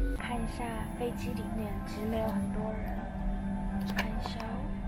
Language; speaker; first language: Chinese; early bilingual, heritage; Chinese